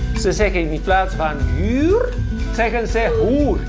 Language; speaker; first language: Dutch; non-native, fluent; Spanish